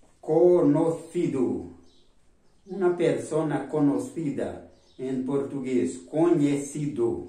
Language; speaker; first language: Spanish; non-native, fluent; Portuguese